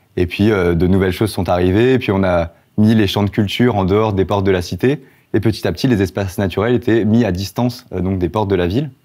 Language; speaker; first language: French; native; French